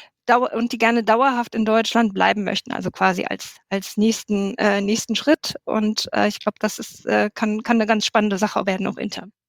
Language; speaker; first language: German; native; German